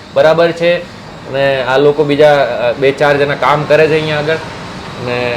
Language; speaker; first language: Gujarati; native; Gujarati